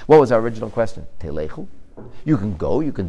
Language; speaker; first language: English; native; English